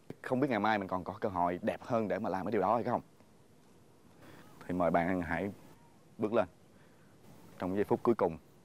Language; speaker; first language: Vietnamese; native; Vietnamese